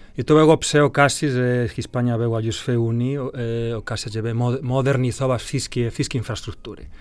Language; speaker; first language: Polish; non-native, fluent; Spanish